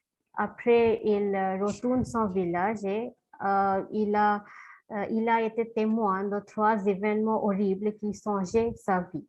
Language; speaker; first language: French; non-native, fluent; Bangla